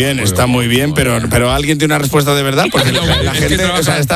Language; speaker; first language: Spanish; native; Spanish